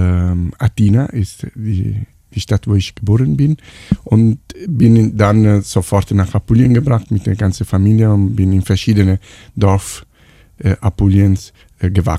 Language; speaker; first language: German; non-native, fluent; Italian